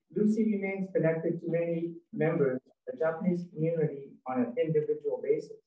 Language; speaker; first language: English; native; English